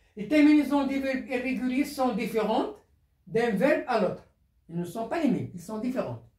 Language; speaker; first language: French; non-native, local second language; Arabic